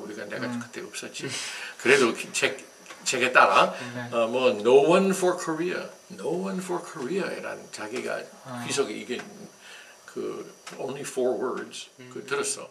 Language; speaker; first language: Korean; non-native, local second language; English